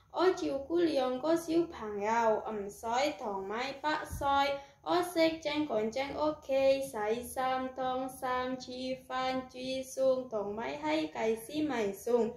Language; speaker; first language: Cantonese; non-native, learner; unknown